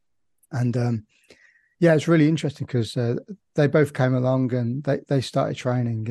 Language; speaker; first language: English; native; English